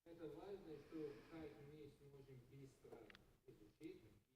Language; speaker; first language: Russian; non-native, learner; Persian